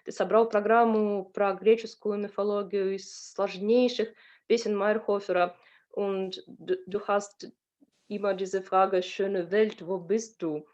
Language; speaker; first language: Russian; native; Russian